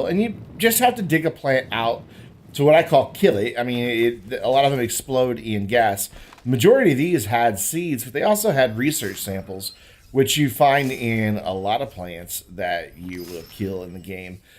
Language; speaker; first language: English; native; English